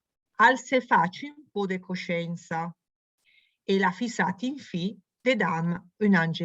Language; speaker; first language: Italian; native; Italian